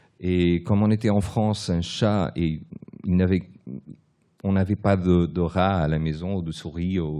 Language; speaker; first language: French; early bilingual, other home language; Portuguese